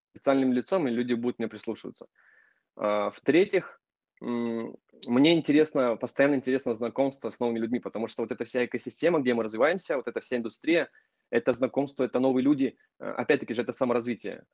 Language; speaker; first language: Russian; native; Russian